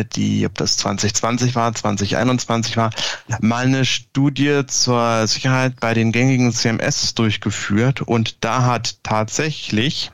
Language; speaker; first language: German; native; German